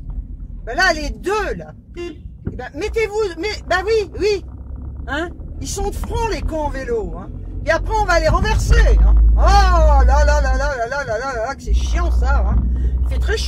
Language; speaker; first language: French; native; French